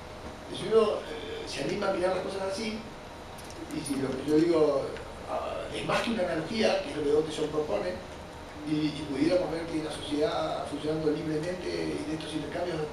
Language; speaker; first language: Spanish; native; Spanish